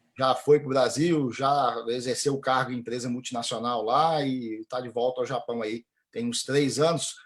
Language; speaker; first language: Portuguese; native; Portuguese